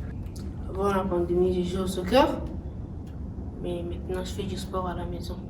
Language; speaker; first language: French; non-native, learner; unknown